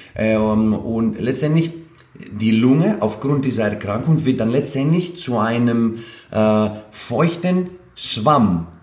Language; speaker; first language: German; non-native, fluent; Greek